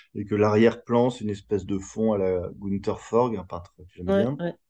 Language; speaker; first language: French; native; French